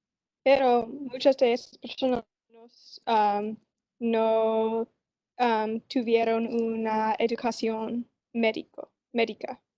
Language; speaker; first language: Spanish; non-native, learner; English